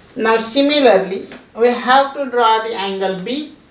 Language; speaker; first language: English; non-native, local second language; Marathi